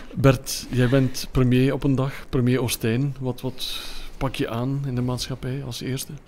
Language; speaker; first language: Dutch; native; Dutch